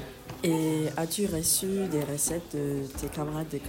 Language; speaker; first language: French; non-native, fluent; Khmer